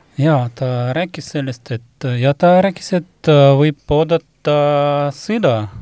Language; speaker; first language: Estonian; non-native, local second language; Russian